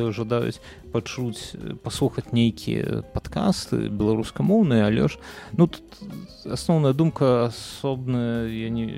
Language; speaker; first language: Belarusian; non-native, local second language; Russian